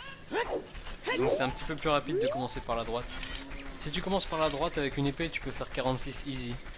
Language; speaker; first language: French; native; French